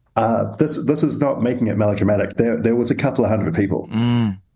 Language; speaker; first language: English; native; English